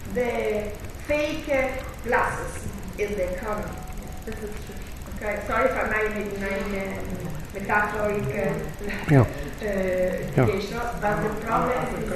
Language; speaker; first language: English; non-native, learner; Italian